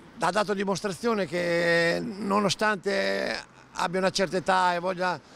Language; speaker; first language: Italian; native; Italian